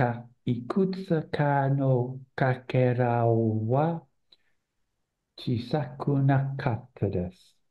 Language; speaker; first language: Japanese; non-native, learner; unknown